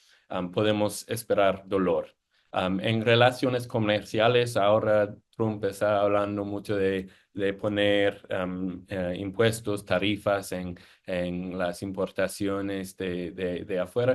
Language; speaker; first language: Spanish; non-native, fluent; English